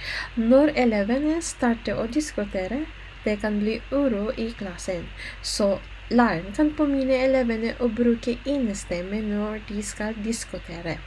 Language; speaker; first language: Norwegian; non-native, learner; Filipino